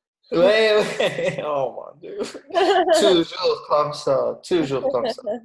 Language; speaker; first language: French; non-native, learner; Arabic